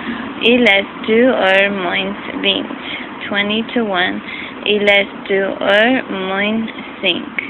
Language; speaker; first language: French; non-native, learner; English